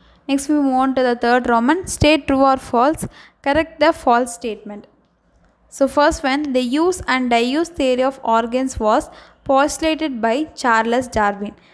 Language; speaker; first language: English; non-native, local second language; Tamil